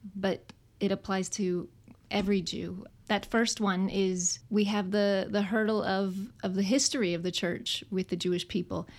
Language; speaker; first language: English; native; English